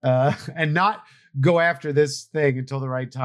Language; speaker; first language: English; native; English